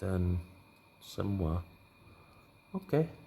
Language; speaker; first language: Indonesian; non-native, learner; English